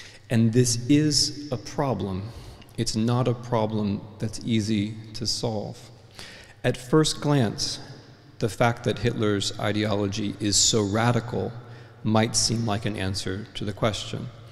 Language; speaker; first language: English; native; English